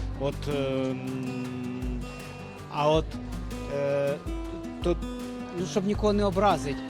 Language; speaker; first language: Ukrainian; native; Ukrainian